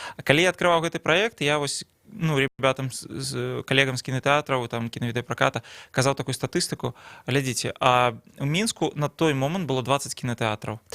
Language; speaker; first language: Belarusian; non-native, local second language; Russian